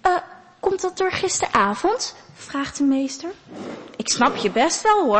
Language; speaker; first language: Dutch; native; Dutch